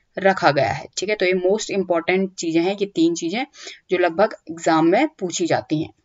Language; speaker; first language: Hindi; native; Hindi